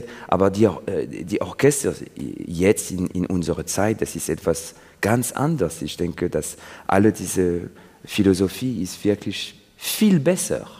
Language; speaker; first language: German; non-native, learner; French